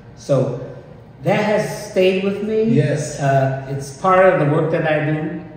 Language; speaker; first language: English; native; English